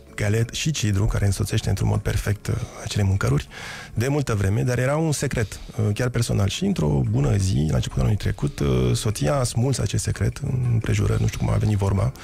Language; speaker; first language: French; non-native, fluent; Romanian